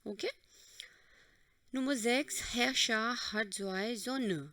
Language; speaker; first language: German; non-native, fluent; Hindi